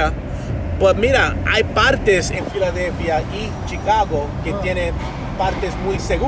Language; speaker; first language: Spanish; non-native, learner; English